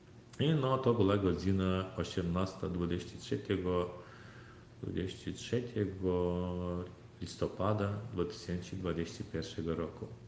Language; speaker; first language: Polish; non-native, learner; Turkmen